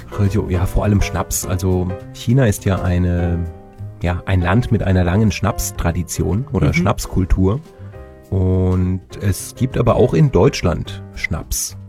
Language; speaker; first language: German; native; German